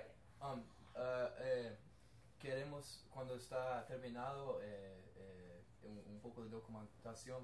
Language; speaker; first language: Spanish; non-native, learner; English